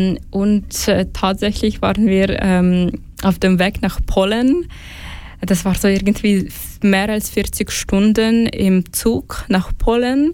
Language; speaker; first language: German; non-native, fluent; Ukrainian